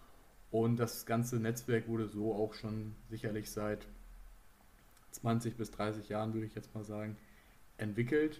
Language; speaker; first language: German; native; German